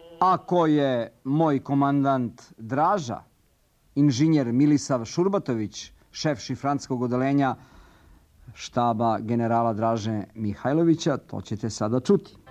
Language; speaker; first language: Serbian; native; Serbian